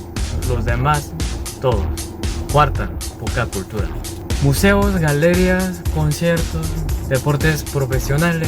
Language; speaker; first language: Spanish; non-native, learner; Korean